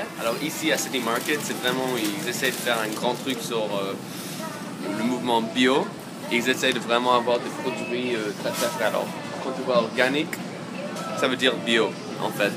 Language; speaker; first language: French; non-native, fluent; English